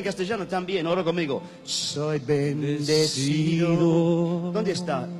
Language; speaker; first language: Spanish; non-native, learner; English